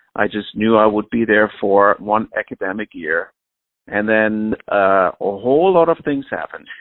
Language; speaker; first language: English; non-native, fluent; German